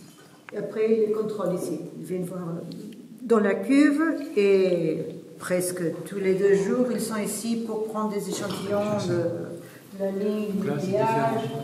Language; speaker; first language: French; non-native, fluent; Portuguese